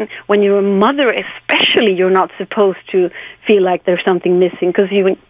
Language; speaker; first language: English; non-native, fluent; Swedish